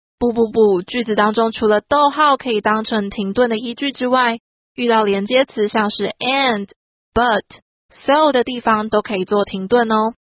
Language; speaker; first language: Chinese; native; Chinese